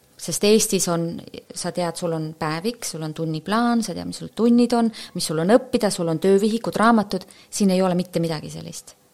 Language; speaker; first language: Estonian; native; Estonian